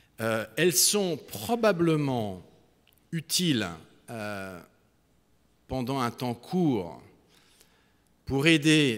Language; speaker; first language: French; native; French